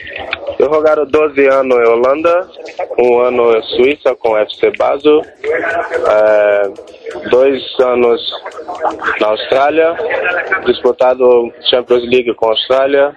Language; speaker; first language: Spanish; non-native, learner; Portuguese